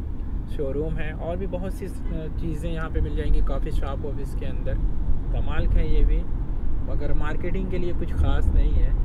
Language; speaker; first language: Hindi; native; Hindi